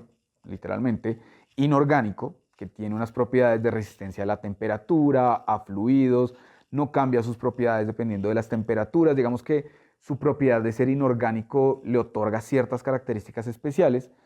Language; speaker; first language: Spanish; native; Spanish